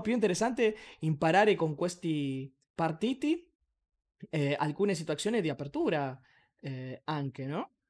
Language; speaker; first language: Italian; non-native, learner; Spanish